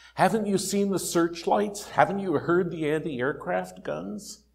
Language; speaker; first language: English; native; English